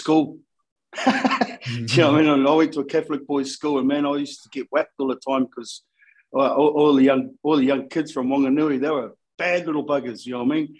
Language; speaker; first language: English; native; English